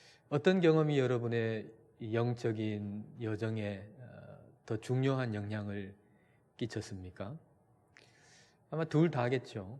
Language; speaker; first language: Korean; native; Korean